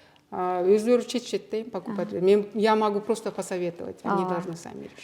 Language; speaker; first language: Russian; non-native, local second language; Kyrgyz